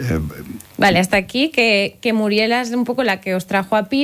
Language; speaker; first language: Portuguese; non-native, learner; Catalan